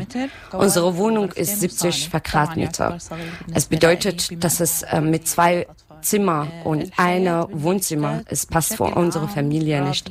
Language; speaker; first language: German; non-native, learner; Arabic